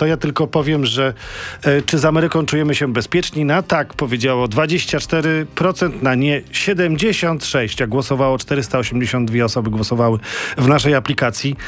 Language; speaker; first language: Polish; native; Polish